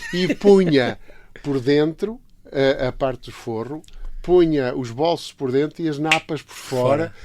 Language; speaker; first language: Portuguese; early bilingual, heritage; Portuguese